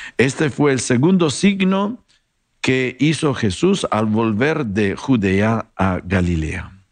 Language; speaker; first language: Spanish; non-native, fluent; Italian